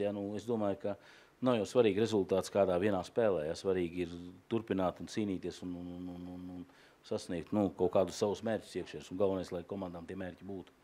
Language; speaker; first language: Latvian; native; Latvian